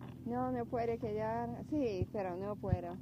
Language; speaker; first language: Spanish; non-native, learner; English